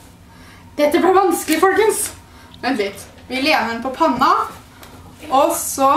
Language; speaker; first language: Norwegian; native; Norwegian